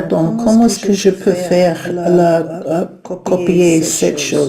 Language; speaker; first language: French; non-native, learner; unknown